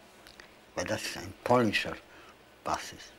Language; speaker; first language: German; non-native, fluent; Polish